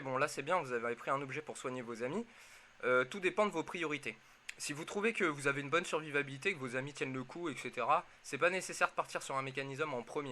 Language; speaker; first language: French; native; French